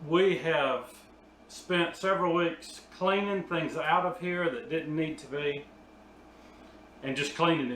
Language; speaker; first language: English; native; English